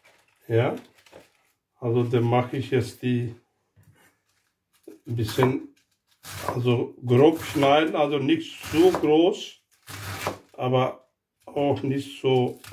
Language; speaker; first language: German; non-native, learner; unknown